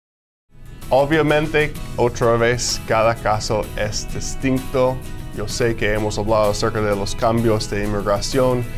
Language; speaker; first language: Spanish; non-native, fluent; English